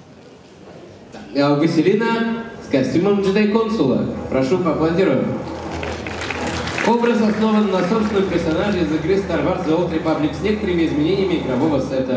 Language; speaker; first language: Russian; native; Russian